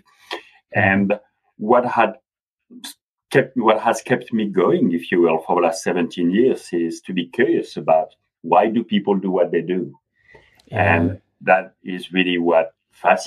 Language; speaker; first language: English; non-native, fluent; French